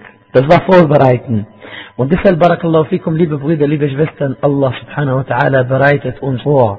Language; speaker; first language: German; non-native, fluent; Arabic